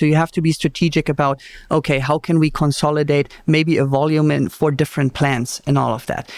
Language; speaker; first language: English; non-native, fluent; German